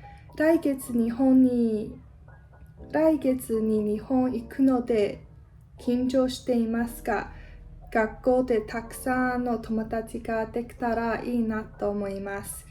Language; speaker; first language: Japanese; non-native, learner; English